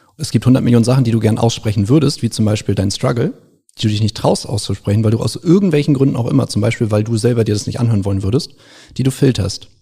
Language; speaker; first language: German; native; German